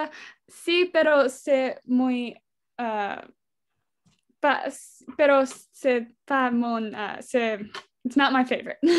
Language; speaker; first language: Spanish; non-native, learner; English